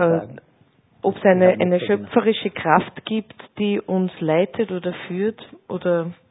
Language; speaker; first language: German; native; German